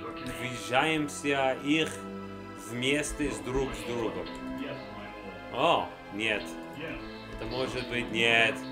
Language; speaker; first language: Russian; non-native, learner; English